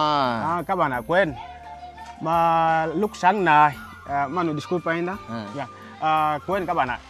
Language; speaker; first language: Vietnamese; non-native, learner; Portuguese